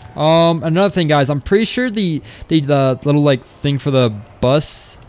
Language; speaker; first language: English; native; English